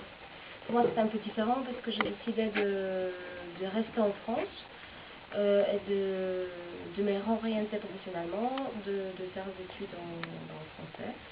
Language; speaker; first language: French; non-native, fluent; Polish